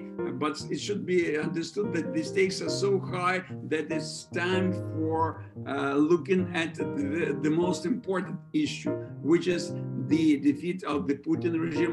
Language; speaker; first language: English; non-native, fluent; Ukrainian